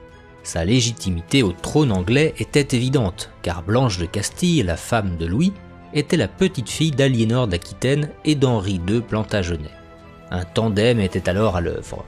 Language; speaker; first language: French; native; French